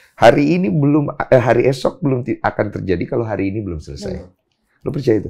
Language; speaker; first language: Indonesian; native; Indonesian